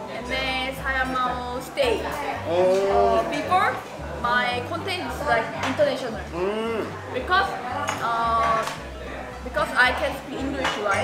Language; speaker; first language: English; non-native, fluent; Korean